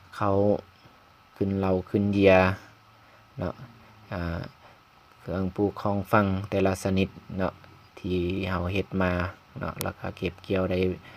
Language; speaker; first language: Lao; non-native, local second language; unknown